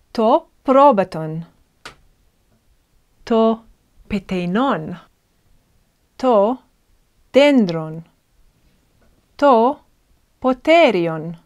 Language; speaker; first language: Greek; non-native, fluent; English